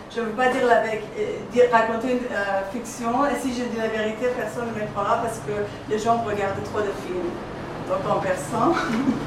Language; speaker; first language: French; non-native, fluent; Persian